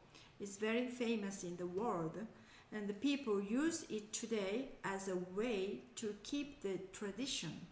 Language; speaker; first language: English; non-native, learner; Japanese